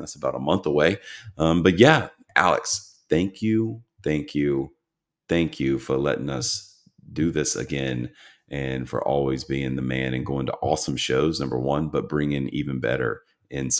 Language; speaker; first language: English; native; English